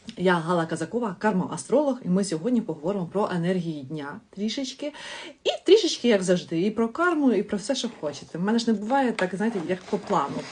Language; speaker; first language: Ukrainian; non-native, local second language; Russian